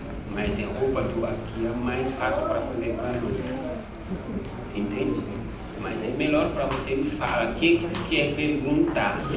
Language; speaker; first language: Portuguese; non-native, learner; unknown